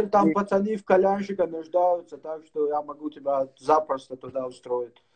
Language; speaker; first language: Russian; native; Russian